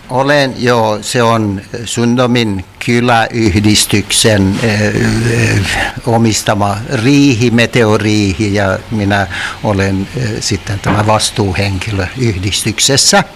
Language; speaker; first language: Finnish; non-native, local second language; Swedish